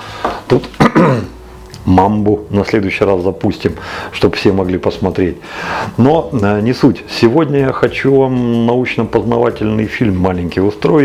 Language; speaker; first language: Russian; native; Russian